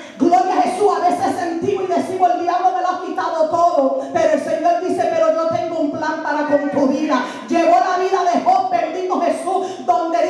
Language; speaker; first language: Spanish; native; Spanish